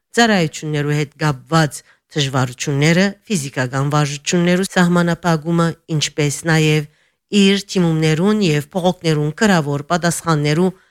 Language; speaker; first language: Armenian; early bilingual, heritage; Armenian